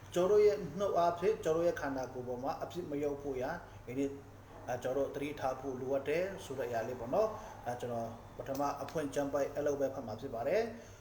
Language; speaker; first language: Burmese; non-native, local second language; Hakha Chin